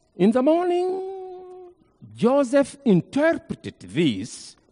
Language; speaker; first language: English; non-native, fluent; Arabic